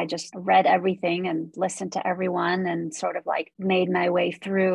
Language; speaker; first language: English; early bilingual, other home language; Polish